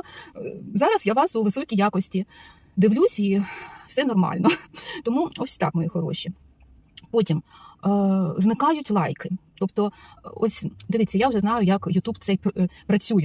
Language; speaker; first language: Ukrainian; non-native, local second language; Russian